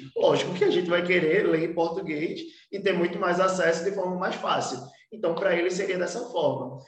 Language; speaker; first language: Portuguese; native; Portuguese